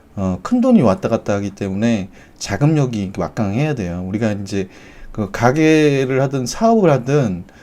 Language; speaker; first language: Korean; native; Korean